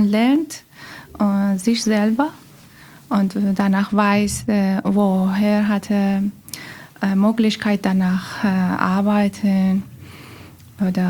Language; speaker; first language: German; non-native, learner; Persian